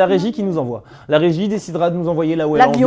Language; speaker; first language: French; native; French